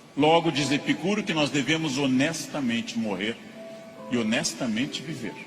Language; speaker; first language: Portuguese; native; Portuguese